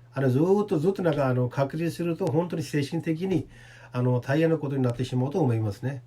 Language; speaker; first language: Japanese; non-native, fluent; Urdu